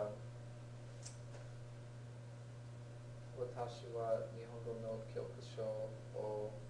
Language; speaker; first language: Japanese; non-native, learner; English